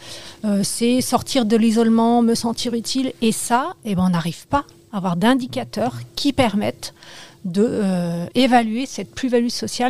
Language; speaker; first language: French; native; French